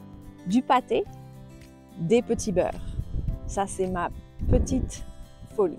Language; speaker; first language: French; native; French